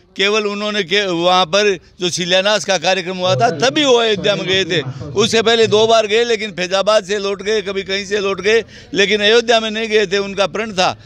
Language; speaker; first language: Hindi; native; Hindi